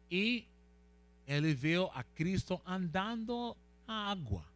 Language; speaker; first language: Portuguese; non-native, learner; Spanish